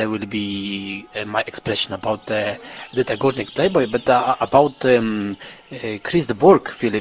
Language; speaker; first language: English; non-native, learner; Polish